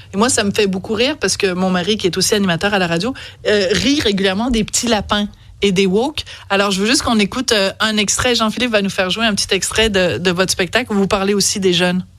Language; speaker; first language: French; native; French